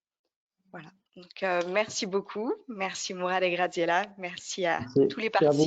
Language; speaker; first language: French; native; French